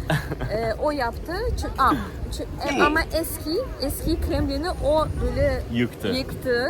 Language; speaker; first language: Turkish; non-native, fluent; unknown